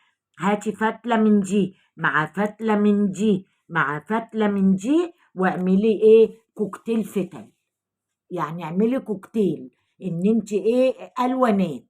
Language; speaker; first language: Arabic; native; Arabic